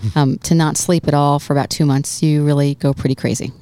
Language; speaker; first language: English; native; English